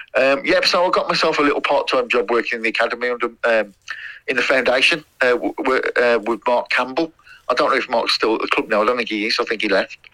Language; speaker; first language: English; native; English